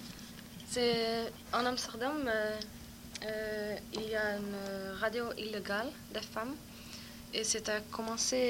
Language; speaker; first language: French; non-native, learner; Dutch